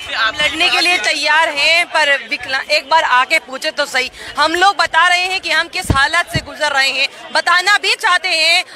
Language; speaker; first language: Hindi; native; Hindi